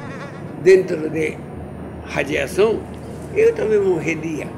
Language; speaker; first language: Portuguese; non-native, learner; Japanese